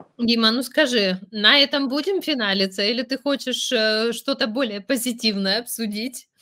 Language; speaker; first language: Russian; native; Russian